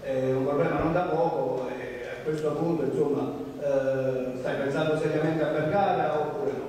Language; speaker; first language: Italian; native; Italian